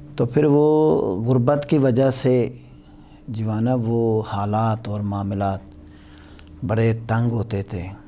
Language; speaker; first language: Urdu; non-native, local second language; Punjabi